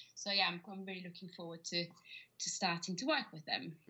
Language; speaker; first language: English; non-native, fluent; German